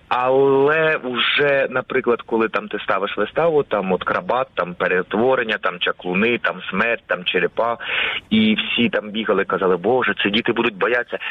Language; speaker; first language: Ukrainian; non-native, local second language; Russian